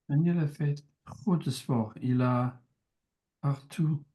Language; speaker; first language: French; non-native, learner; English